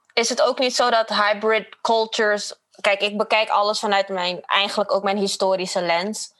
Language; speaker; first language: Dutch; non-native, fluent; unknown